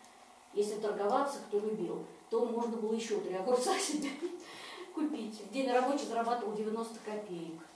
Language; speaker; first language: Russian; native; Russian